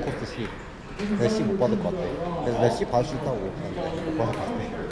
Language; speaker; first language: Korean; native; Korean